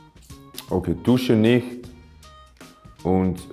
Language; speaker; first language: German; non-native, fluent; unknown